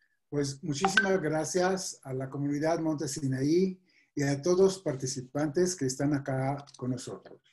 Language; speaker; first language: Spanish; non-native, fluent; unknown